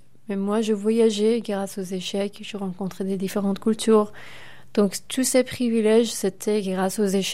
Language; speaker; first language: French; non-native, fluent; Persian